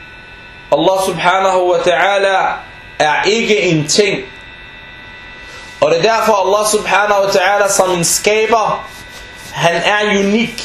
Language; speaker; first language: Danish; non-native, fluent; Arabic